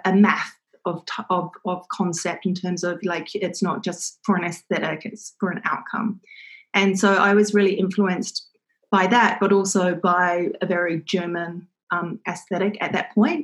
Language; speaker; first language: English; native; English